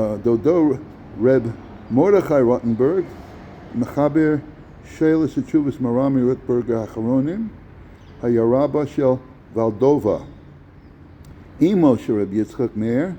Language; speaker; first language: Hebrew; non-native, fluent; English